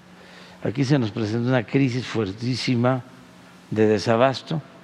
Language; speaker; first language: Spanish; native; Spanish